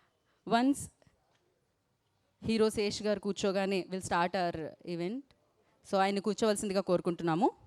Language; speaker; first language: Telugu; native; Telugu